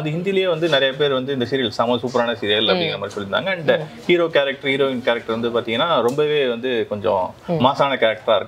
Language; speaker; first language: Tamil; native; Tamil